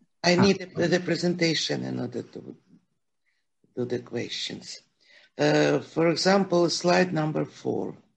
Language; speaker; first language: English; non-native, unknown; Ukrainian